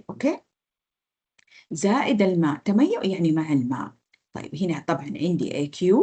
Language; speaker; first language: Arabic; native; Arabic